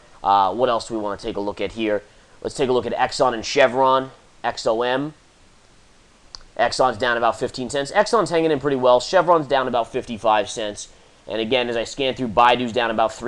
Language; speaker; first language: English; native; English